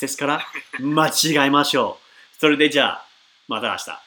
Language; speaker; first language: Japanese; non-native, fluent; English